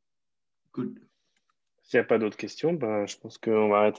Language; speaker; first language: French; native; French